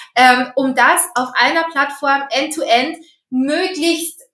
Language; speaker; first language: German; early bilingual, other home language; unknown